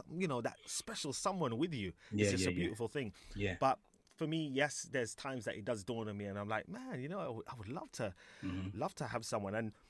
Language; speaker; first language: English; native; English